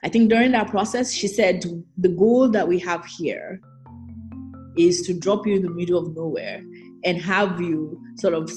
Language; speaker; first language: English; non-native, local second language; Yoruba